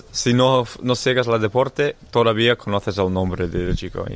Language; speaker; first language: Spanish; non-native, learner; English